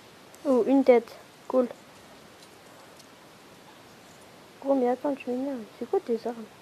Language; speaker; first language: French; native; French